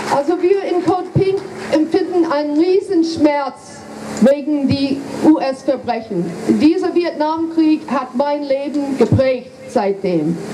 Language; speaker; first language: German; non-native, fluent; English